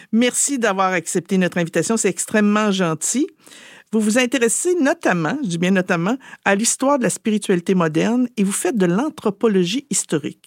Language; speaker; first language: French; native; French